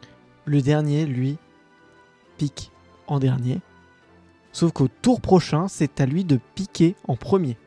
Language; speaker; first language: French; native; French